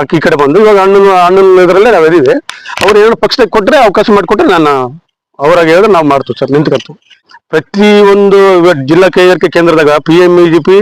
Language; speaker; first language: Kannada; native; Kannada